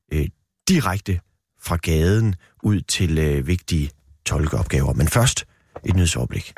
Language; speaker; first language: Danish; native; Danish